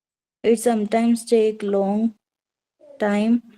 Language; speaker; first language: English; non-native, local second language; Hindi